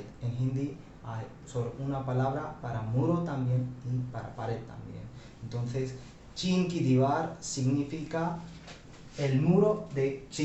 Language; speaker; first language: Spanish; non-native, fluent; Hindi